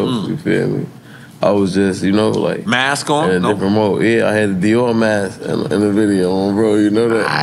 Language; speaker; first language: English; native; English